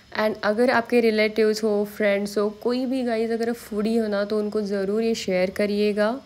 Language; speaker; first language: Hindi; non-native, local second language; Marathi